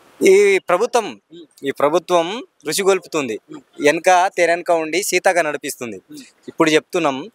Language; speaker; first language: Telugu; non-native, local second language; Lambadi